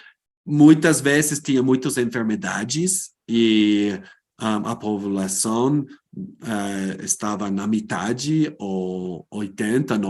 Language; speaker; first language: Portuguese; non-native, fluent; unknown